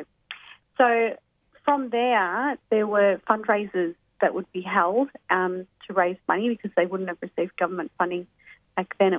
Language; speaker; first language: English; native; English